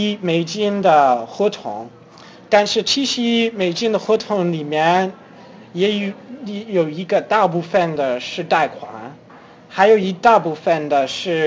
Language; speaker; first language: Chinese; non-native, fluent; English